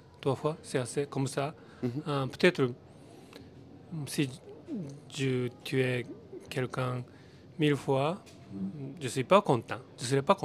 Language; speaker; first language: French; non-native, learner; Japanese